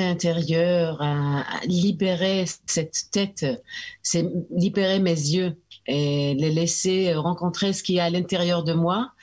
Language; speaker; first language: French; early bilingual, heritage; French